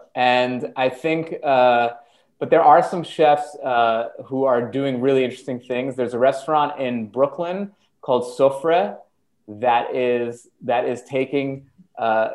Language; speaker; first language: English; early bilingual, other home language; Persian